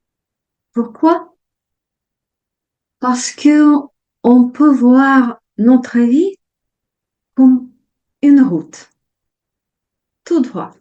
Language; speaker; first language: French; non-native, fluent; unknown